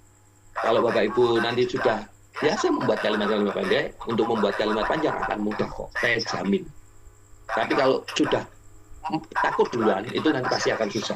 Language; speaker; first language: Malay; non-native, local second language; Javanese